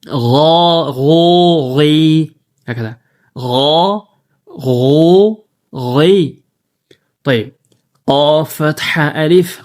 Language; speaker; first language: Arabic; non-native, fluent; Amharic